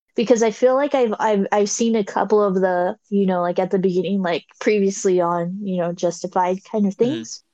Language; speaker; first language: English; native; English